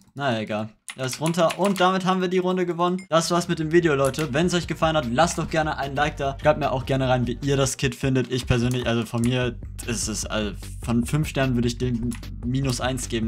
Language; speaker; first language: German; native; German